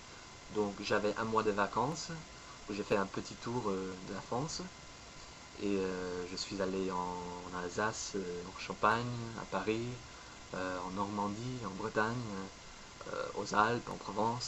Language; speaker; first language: French; non-native, fluent; English